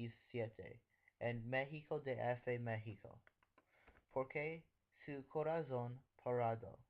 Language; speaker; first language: Spanish; non-native, learner; English